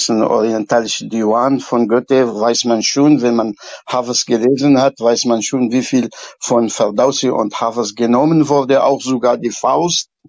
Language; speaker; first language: German; non-native, fluent; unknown